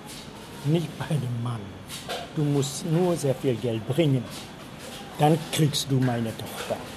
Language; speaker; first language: German; non-native, fluent; Khmer